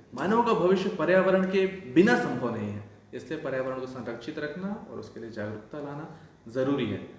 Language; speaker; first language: Hindi; non-native, local second language; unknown